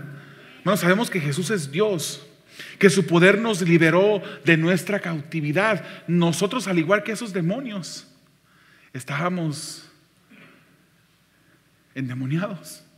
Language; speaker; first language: Spanish; native; Spanish